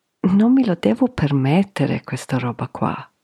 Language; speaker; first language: Italian; non-native, fluent; English